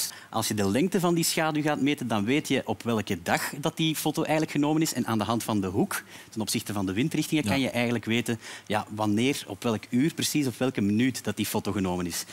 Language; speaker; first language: Dutch; native; Dutch